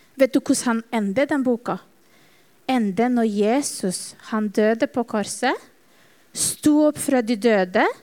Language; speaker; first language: Norwegian; non-native, fluent; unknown